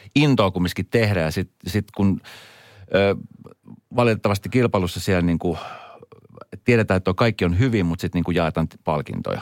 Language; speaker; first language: Finnish; early bilingual, other home language; Swedish